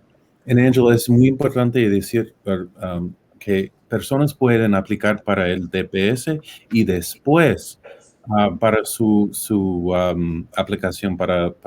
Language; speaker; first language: Spanish; non-native, fluent; English